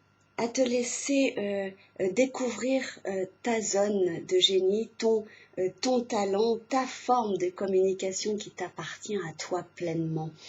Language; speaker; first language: French; native; French